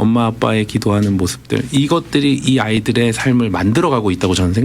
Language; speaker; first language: Korean; native; Korean